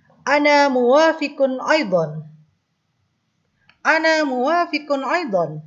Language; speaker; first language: Arabic; non-native, fluent; Indonesian